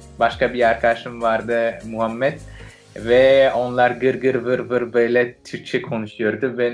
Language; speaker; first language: Turkish; non-native, fluent; French